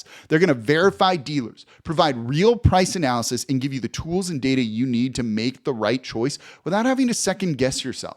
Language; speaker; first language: English; native; English